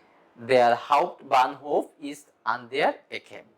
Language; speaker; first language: German; non-native, fluent; Bangla